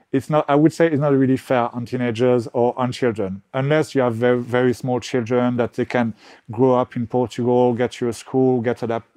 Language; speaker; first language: English; non-native, fluent; French